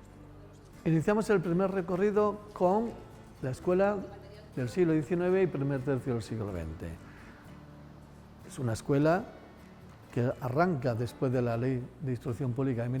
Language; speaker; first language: Spanish; native; Spanish